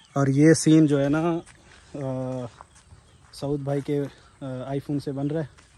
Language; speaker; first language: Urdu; non-native, local second language; Saraiki